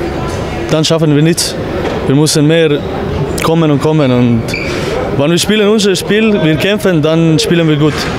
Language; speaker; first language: German; non-native, learner; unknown